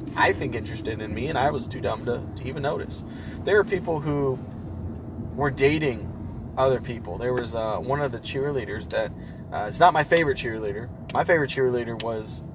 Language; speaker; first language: English; early bilingual, other home language; Spanish